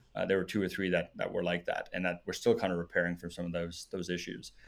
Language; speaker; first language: English; native; English